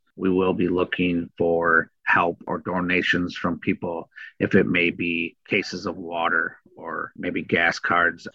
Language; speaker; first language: English; native; English